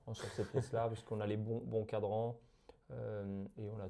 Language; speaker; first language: French; native; French